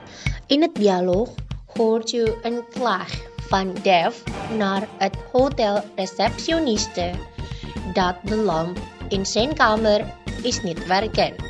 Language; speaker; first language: Dutch; non-native, learner; Indonesian